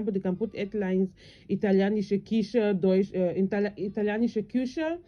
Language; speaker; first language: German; non-native, learner; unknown